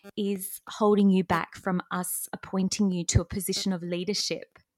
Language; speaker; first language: English; native; English